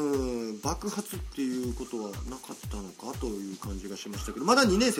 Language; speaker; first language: Japanese; native; Japanese